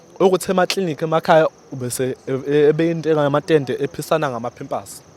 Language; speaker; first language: Zulu; native; Zulu